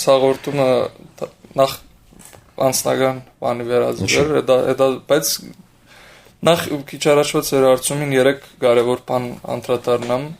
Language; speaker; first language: Armenian; early bilingual, heritage; Armenian